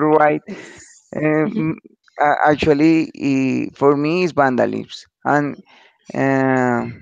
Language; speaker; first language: English; non-native, learner; Spanish